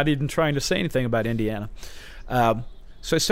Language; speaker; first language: English; native; English